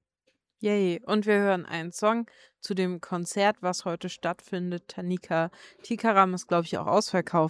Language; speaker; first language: German; native; German